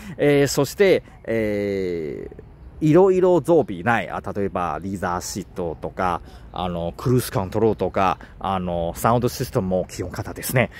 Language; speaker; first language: Japanese; non-native, learner; Chinese